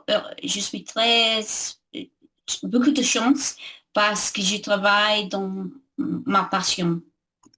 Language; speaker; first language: French; non-native, learner; English